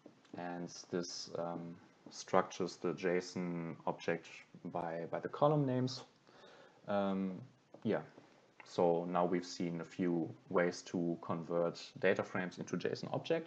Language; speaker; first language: English; non-native, fluent; German